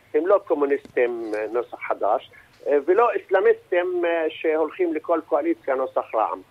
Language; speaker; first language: Hebrew; non-native, local second language; Arabic